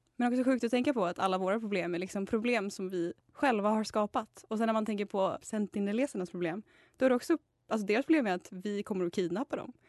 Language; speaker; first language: Swedish; native; Swedish